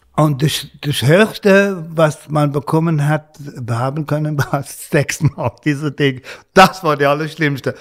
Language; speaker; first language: German; non-native, learner; English